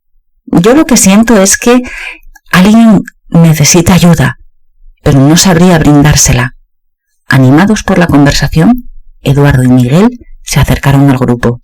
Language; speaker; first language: Spanish; native; Spanish